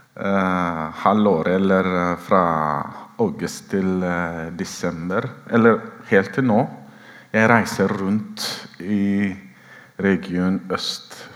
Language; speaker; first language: Norwegian; non-native, fluent; Oromo